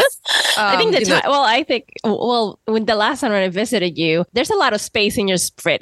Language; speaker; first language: English; non-native, local second language; Filipino